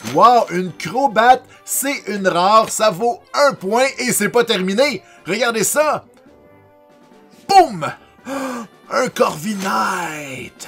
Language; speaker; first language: French; native; French